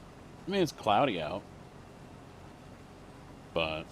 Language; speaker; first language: English; native; English